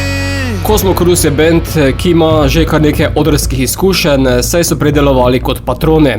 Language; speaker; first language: Slovenian; native; Slovenian